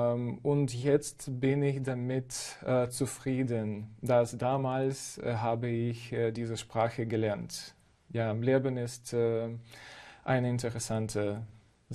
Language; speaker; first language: German; non-native, fluent; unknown